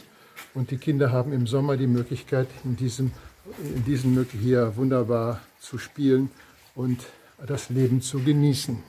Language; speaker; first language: German; native; German